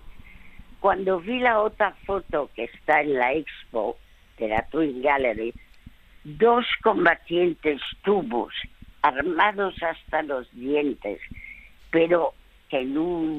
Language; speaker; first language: Spanish; early bilingual, other home language; French